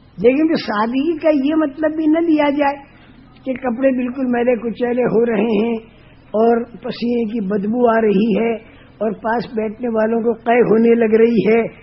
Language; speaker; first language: Urdu; non-native, local second language; Gujarati